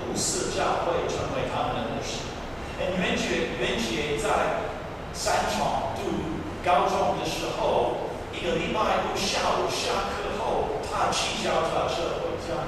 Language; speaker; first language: Chinese; non-native, fluent; English